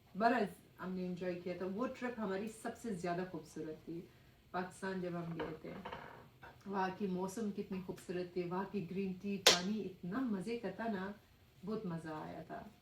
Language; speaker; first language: Urdu; non-native, fluent; Persian